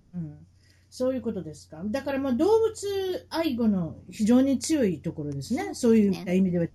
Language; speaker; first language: Japanese; native; Japanese